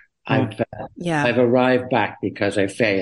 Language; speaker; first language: English; native; English